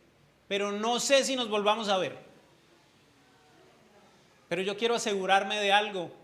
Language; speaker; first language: Spanish; native; Spanish